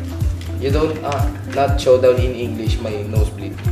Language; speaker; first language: English; non-native, learner; Filipino